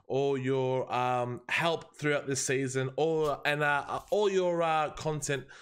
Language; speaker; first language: English; native; English